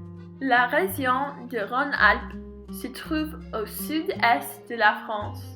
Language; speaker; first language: French; non-native, learner; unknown